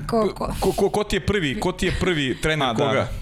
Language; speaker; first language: Serbian; native; Serbian